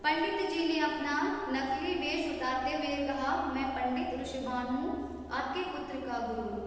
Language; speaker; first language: Hindi; non-native, local second language; Kannada